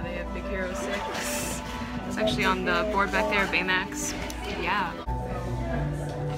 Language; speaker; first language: English; native; English